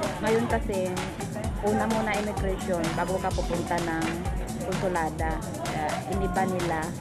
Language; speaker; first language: Filipino; non-native, local second language; Cebuano